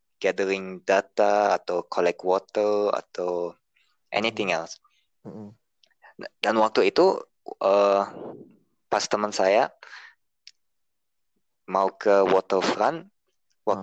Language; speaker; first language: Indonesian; early bilingual, heritage; Indonesian